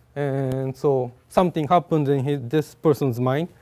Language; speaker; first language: English; non-native, fluent; Japanese